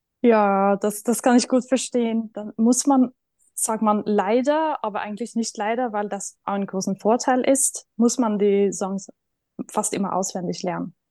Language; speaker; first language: German; non-native, fluent; Norwegian